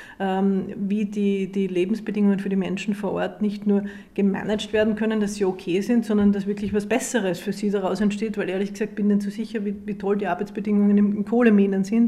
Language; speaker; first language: German; native; German